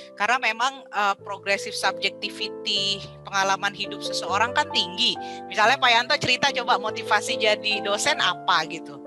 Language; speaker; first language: Indonesian; native; Indonesian